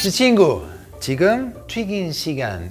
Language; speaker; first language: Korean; non-native, learner; Italian